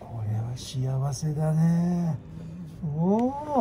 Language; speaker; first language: Japanese; native; Japanese